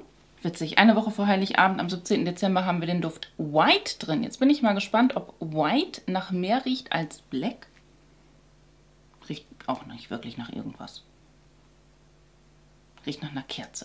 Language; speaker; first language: German; native; German